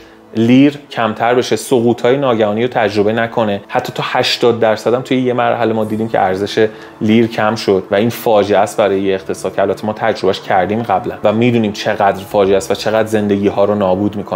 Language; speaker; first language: Persian; native; Persian